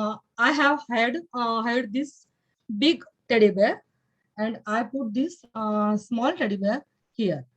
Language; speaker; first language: English; non-native, learner; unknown